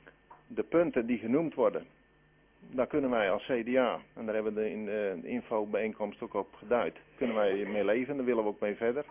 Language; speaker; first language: Dutch; native; Dutch